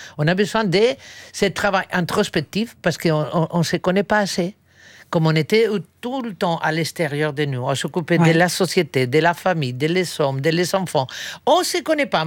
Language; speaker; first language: French; non-native, fluent; Spanish